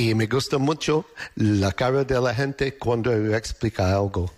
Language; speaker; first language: Spanish; non-native, learner; English